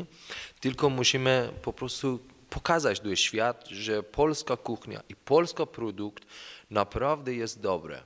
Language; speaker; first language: Polish; non-native, learner; Persian